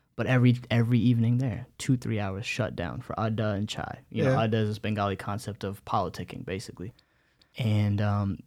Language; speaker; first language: English; early bilingual, other home language; Bangla